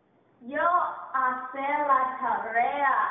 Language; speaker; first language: Spanish; non-native, learner; English